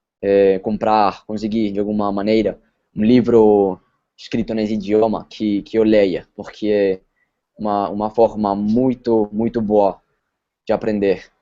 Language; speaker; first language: Portuguese; non-native, fluent; Spanish